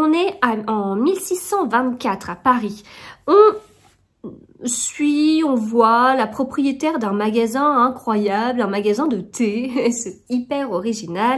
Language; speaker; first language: French; native; French